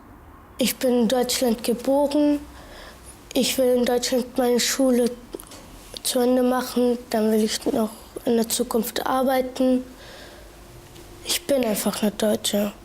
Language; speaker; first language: German; early bilingual, other home language; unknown